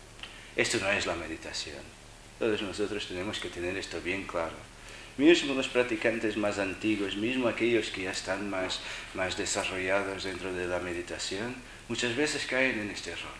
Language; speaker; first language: Spanish; non-native, fluent; Portuguese